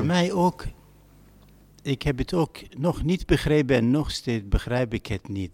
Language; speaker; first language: Dutch; non-native, fluent; Arabic